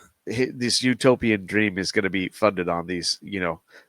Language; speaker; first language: English; native; English